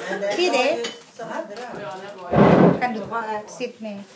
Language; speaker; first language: Swedish; non-native, learner; Thai